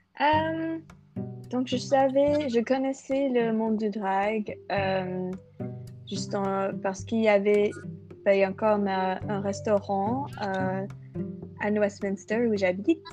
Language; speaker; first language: French; non-native, fluent; English